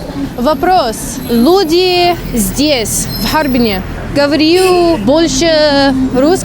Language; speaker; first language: Russian; non-native, learner; English